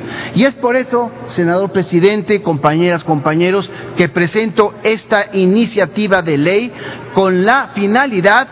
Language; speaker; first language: Spanish; native; Spanish